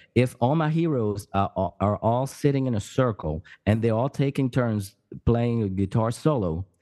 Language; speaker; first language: English; non-native, fluent; French